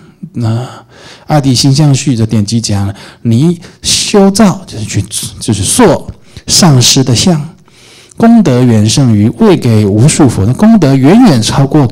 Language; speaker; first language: Chinese; native; Chinese